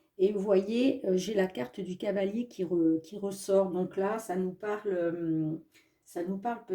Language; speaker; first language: French; native; French